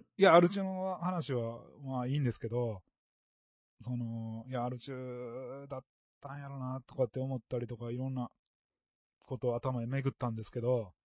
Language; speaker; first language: Japanese; native; Japanese